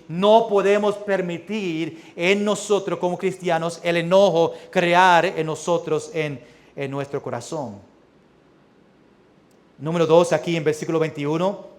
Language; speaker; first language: Spanish; early bilingual, heritage; English